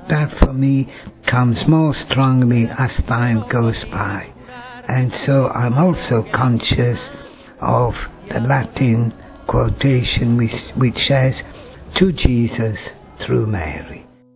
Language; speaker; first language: English; non-native, fluent; French